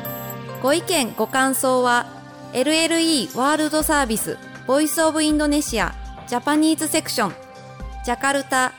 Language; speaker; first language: Japanese; non-native, fluent; Indonesian